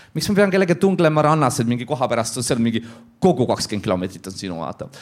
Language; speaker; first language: Estonian; non-native, local second language; Russian